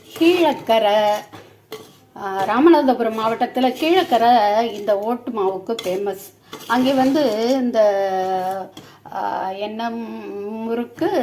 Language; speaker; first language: Tamil; native; Tamil